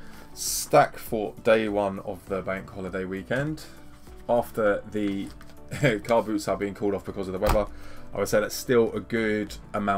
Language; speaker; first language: English; native; English